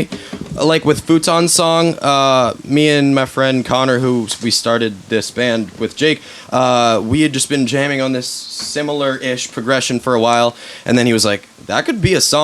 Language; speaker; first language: English; native; English